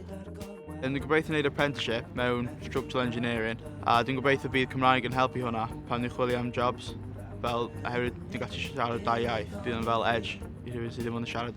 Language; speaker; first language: Welsh; non-native, local second language; English